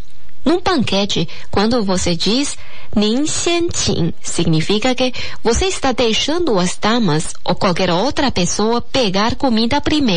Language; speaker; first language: Portuguese; non-native, fluent; Chinese